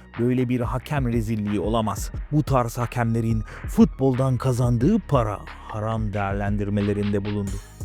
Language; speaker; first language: Turkish; native; Turkish